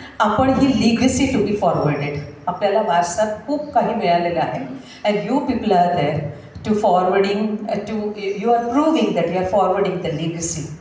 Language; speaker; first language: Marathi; non-native, local second language; Gujarati